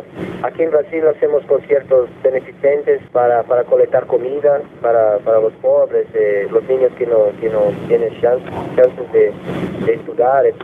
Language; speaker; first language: Spanish; non-native, fluent; Portuguese